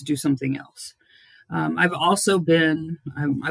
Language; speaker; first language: English; native; English